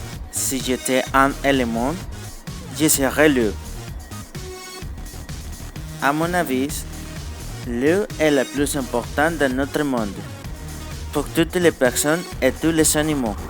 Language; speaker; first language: French; non-native, learner; Spanish